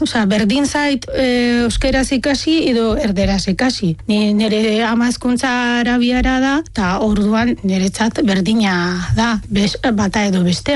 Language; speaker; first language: Basque; non-native, fluent; Arabic